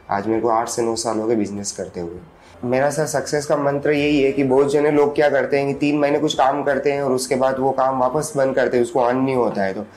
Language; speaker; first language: Hindi; native; Hindi